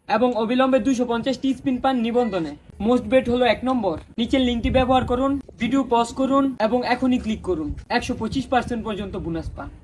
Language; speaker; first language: Bangla; native; Bangla